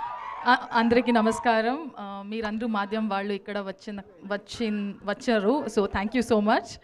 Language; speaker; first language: Telugu; non-native, learner; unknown